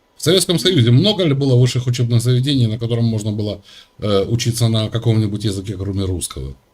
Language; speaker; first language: Russian; native; Russian